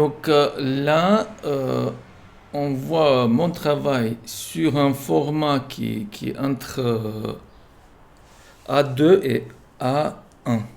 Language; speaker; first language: French; non-native, fluent; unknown